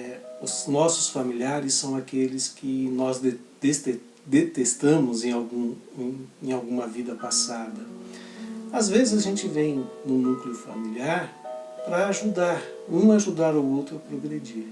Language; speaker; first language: Portuguese; native; Portuguese